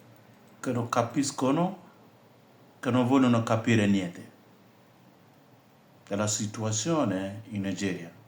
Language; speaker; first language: Italian; non-native, fluent; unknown